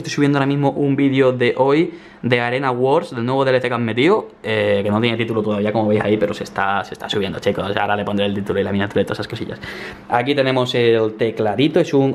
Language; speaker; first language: Spanish; native; Spanish